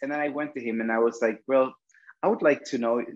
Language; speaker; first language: English; non-native, fluent; Spanish